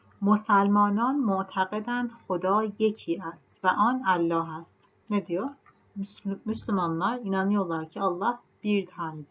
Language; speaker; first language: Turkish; non-native, fluent; Persian